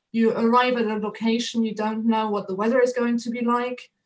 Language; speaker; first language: English; non-native, fluent; German